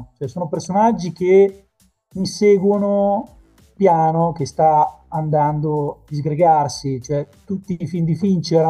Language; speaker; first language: Italian; native; Italian